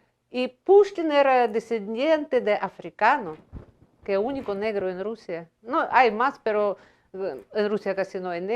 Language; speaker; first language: Spanish; non-native, fluent; Russian